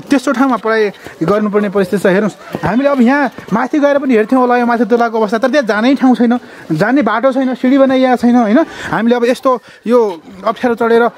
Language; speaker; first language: Nepali; native; Nepali